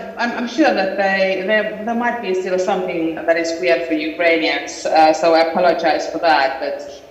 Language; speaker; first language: English; non-native, fluent; Finnish